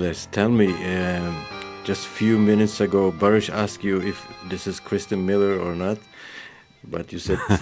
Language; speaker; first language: English; non-native, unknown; Turkish